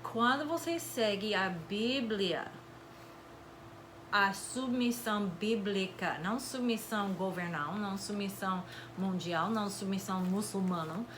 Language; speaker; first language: Portuguese; non-native, fluent; English